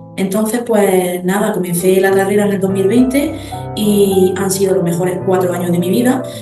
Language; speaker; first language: Spanish; early bilingual, other home language; Arabic